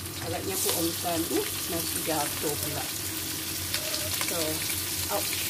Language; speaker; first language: English; non-native, local second language; Malay